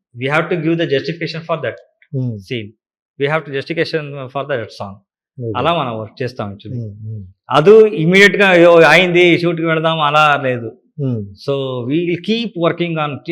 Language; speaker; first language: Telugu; non-native, learner; Kannada